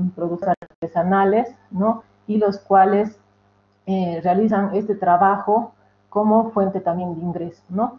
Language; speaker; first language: Spanish; native; Spanish